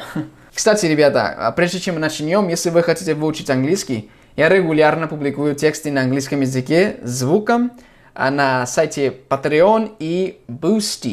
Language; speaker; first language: Russian; non-native, fluent; English